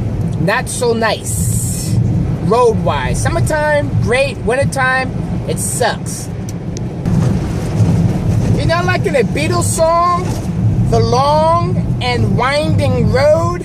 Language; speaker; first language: English; native; English